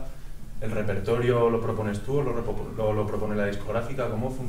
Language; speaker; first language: Spanish; native; Spanish